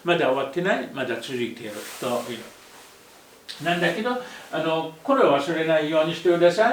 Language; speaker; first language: Japanese; non-native, fluent; Arabic